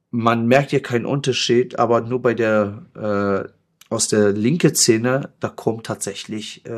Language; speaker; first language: German; non-native, fluent; Persian